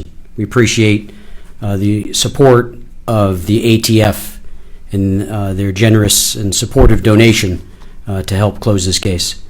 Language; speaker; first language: English; native; English